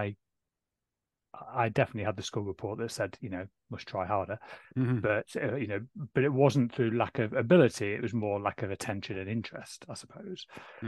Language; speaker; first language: English; native; English